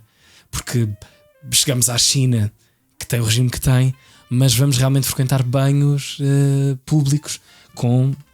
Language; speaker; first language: Portuguese; native; Portuguese